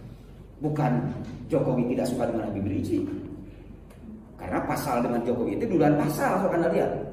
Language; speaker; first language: Indonesian; native; Indonesian